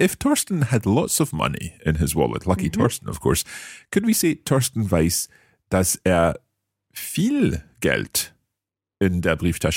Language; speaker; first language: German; non-native, learner; English